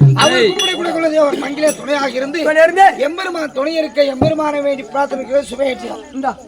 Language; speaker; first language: Tamil; native; Tamil